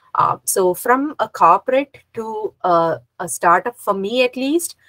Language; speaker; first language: English; non-native, local second language; Malayalam